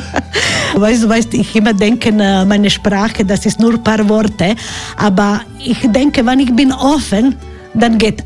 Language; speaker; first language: German; non-native, learner; Croatian